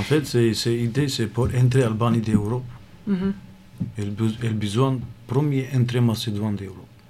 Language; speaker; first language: French; non-native, learner; Romany